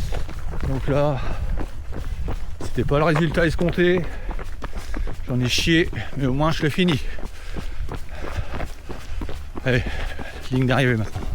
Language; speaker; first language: French; native; French